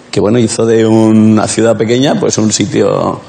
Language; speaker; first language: Spanish; native; Spanish